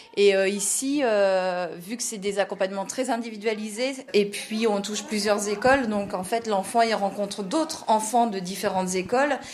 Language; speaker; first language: French; native; French